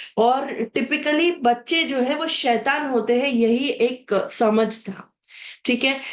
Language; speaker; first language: Hindi; non-native, local second language; Marathi